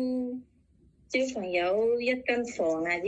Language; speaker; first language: Cantonese; non-native, learner; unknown